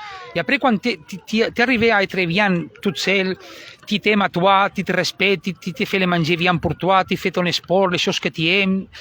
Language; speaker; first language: French; non-native, learner; Spanish